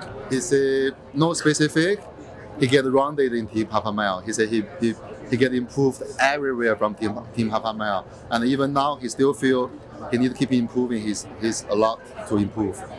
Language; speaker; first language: English; non-native, fluent; Chinese